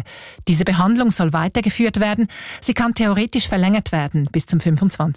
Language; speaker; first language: German; native; German